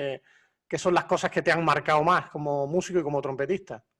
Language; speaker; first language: Spanish; native; Spanish